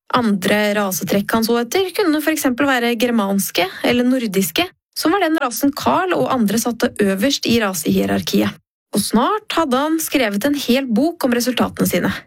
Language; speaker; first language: Norwegian; native; Norwegian